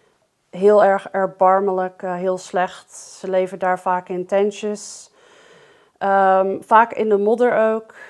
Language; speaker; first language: Dutch; native; Dutch